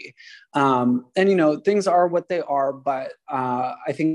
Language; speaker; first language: English; native; English